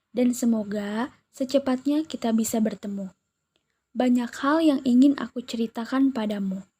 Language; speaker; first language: Indonesian; native; Indonesian